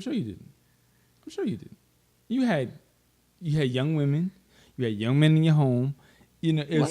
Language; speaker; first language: English; native; English